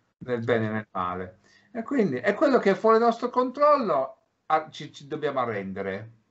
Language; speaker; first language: Italian; early bilingual, heritage; English